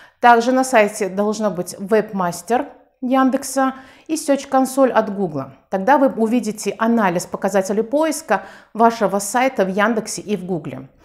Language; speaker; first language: Russian; non-native, local second language; Tajik